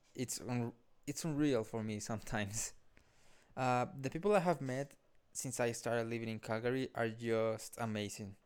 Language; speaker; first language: English; non-native, fluent; Spanish